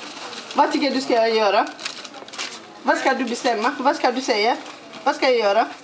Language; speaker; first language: Swedish; non-native, fluent; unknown